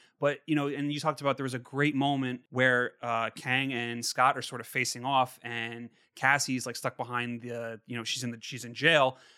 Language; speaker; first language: English; native; English